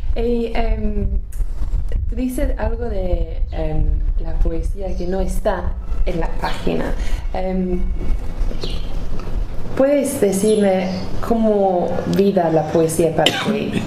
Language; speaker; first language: Spanish; non-native, learner; English